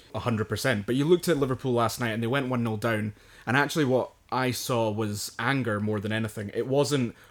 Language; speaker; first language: English; native; English